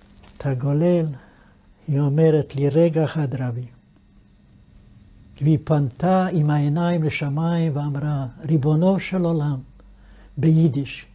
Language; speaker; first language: Hebrew; non-native, fluent; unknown